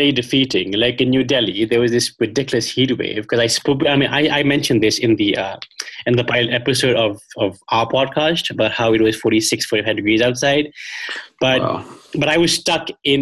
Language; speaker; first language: English; non-native, local second language; Khasi